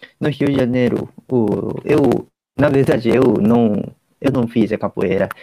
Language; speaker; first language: Portuguese; non-native, learner; Japanese